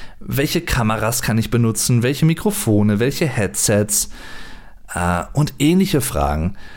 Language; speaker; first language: German; native; German